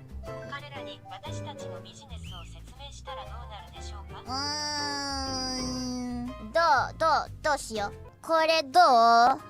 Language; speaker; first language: Japanese; non-native, learner; Indonesian